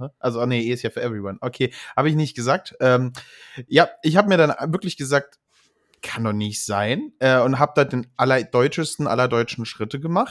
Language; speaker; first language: German; native; German